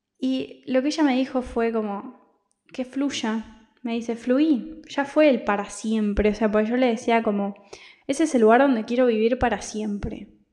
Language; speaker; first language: Spanish; native; Spanish